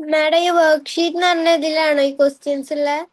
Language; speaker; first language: Malayalam; native; Malayalam